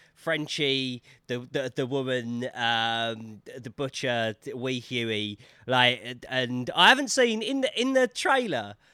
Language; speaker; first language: English; native; English